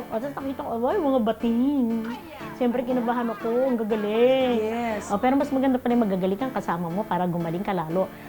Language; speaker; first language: Filipino; native; Filipino